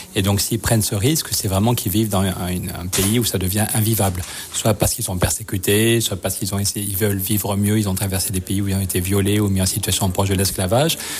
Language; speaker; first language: French; native; French